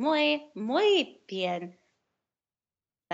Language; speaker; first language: Spanish; non-native, learner; English